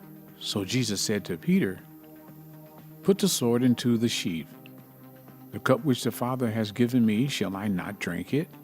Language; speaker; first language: English; native; English